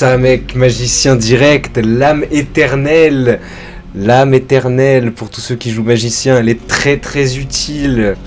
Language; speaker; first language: French; native; French